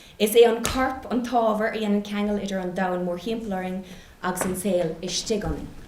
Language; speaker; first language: Irish; non-native, local second language; English